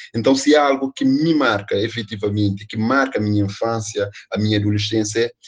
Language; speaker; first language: Portuguese; non-native, local second language; Kabuverdianu